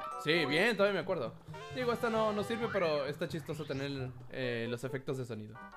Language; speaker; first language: Spanish; native; Spanish